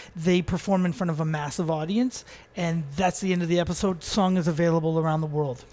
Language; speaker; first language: English; native; English